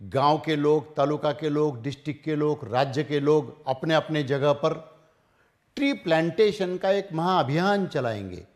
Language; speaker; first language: Hindi; non-native, local second language; Marathi